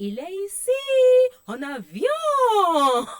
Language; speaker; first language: French; non-native, fluent; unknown